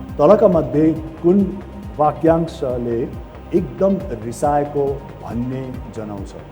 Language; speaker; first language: Nepali; native; Nepali